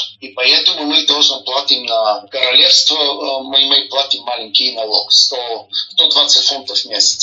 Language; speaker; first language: Russian; non-native, learner; Bulgarian